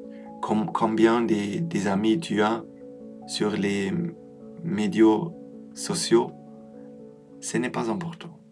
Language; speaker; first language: French; non-native, learner; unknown